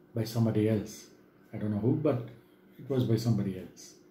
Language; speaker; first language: English; non-native, local second language; Tamil